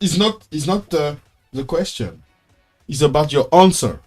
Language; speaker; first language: English; non-native, learner; French